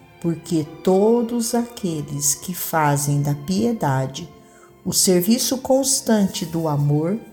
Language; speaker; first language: Portuguese; native; Portuguese